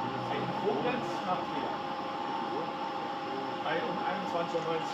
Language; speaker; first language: German; native; German